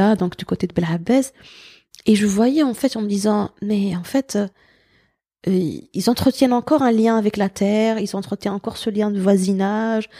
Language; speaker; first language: French; non-native, local second language; Arabic